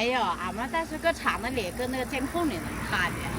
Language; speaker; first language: Chinese; native; Chinese